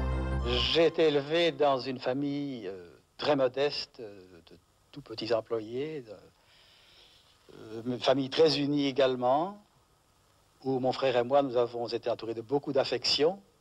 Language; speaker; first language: French; native; French